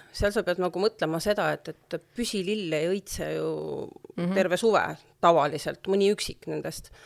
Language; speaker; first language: Estonian; native; Estonian